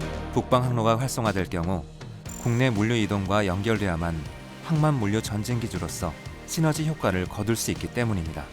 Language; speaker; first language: Korean; native; Korean